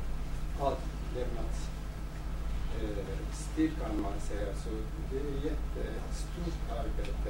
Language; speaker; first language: Swedish; non-native, fluent; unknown